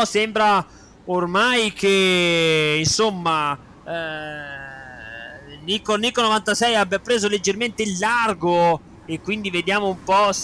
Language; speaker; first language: Italian; native; Italian